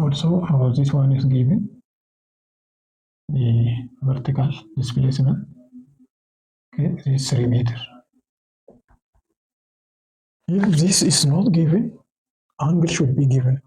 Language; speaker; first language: English; non-native, local second language; Oromo